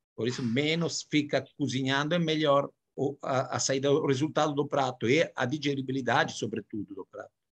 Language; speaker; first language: Portuguese; non-native, fluent; Italian